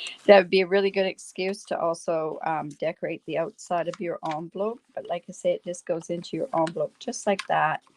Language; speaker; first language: English; native; English